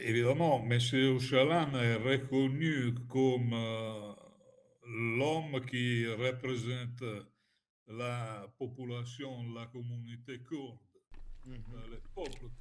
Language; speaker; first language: French; non-native, fluent; Italian